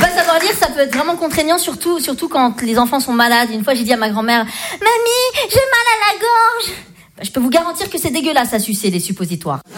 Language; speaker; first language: French; early bilingual, other home language; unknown